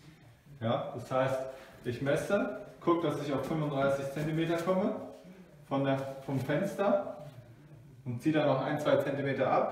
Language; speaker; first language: German; native; German